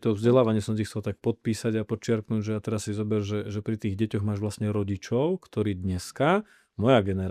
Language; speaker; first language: Slovak; native; Slovak